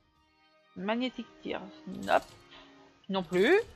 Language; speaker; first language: French; native; French